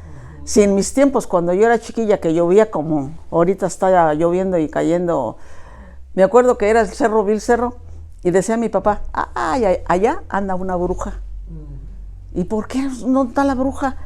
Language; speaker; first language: Spanish; native; Spanish